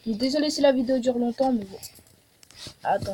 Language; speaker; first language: French; native; French